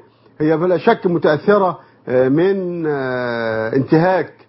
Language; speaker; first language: Arabic; native; Arabic